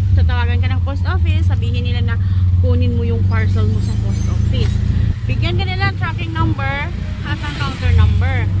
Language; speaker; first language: Filipino; native; Filipino